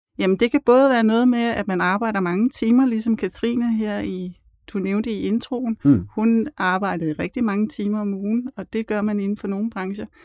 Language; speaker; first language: Danish; native; Danish